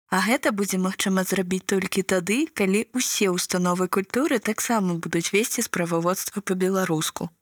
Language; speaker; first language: Belarusian; native; Belarusian